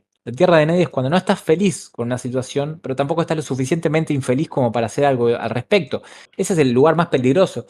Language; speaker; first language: Spanish; native; Spanish